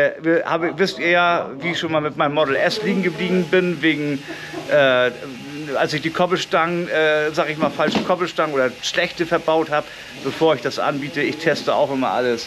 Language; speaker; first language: German; native; German